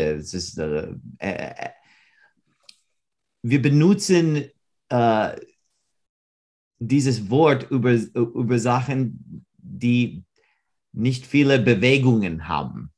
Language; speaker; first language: German; non-native, learner; English